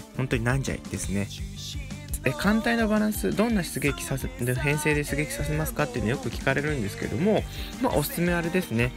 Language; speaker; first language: Japanese; native; Japanese